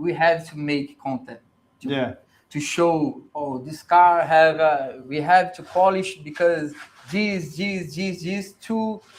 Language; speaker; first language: English; non-native, learner; Portuguese